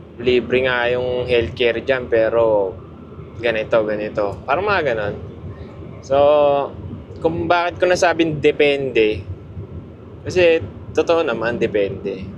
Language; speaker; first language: Filipino; native; Filipino